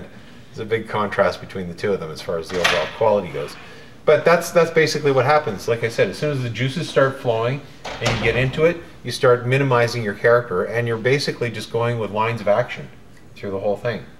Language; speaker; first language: English; native; English